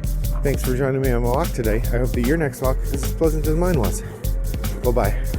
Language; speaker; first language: English; native; English